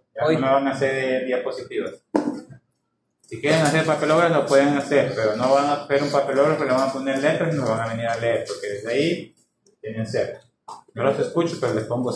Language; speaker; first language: Spanish; native; Spanish